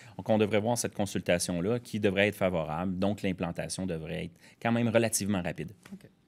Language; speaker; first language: French; native; French